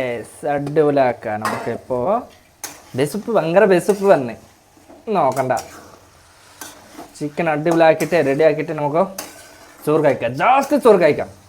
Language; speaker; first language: Malayalam; early bilingual, heritage; Malayalam